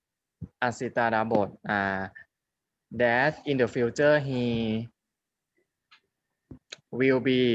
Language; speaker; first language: English; non-native, learner; Thai